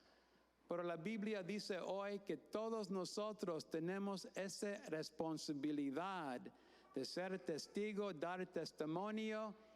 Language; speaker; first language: Spanish; non-native, fluent; English